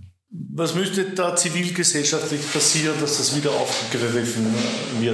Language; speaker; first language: German; native; German